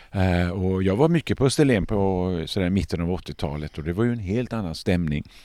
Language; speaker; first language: Swedish; native; Swedish